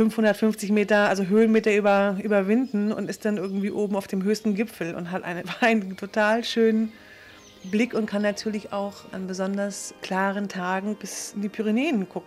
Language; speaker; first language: German; native; German